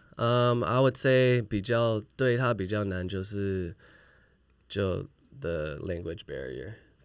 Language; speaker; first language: English; early bilingual, other home language; Chinese